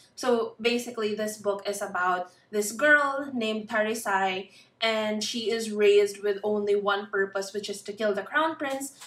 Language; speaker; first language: English; non-native, local second language; Filipino